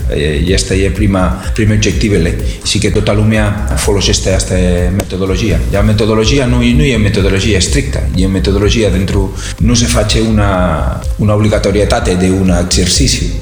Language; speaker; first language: Romanian; non-native, learner; Spanish